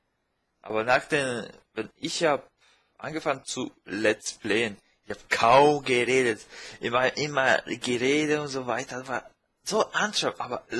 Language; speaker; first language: German; non-native, fluent; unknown